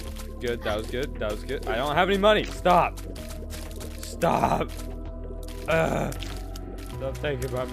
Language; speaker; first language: English; native; English